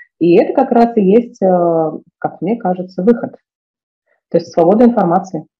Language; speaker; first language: Russian; native; Russian